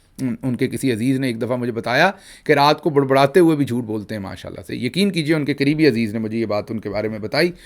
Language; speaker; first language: Urdu; native; Urdu